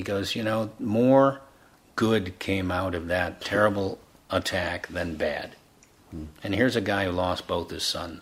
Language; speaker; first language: English; native; English